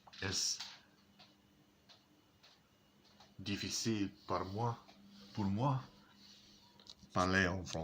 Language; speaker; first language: French; non-native, learner; English